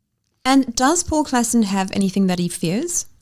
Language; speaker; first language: English; native; English